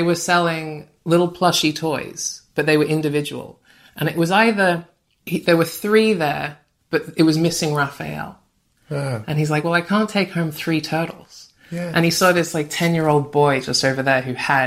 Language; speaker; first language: English; native; English